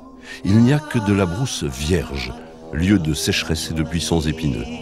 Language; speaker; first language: French; native; French